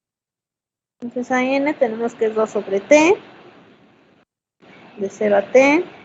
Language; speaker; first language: Spanish; native; Spanish